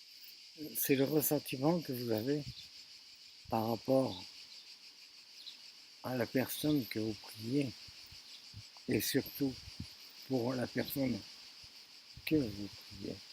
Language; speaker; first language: French; native; French